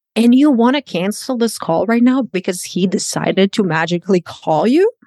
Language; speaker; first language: English; non-native, fluent; Croatian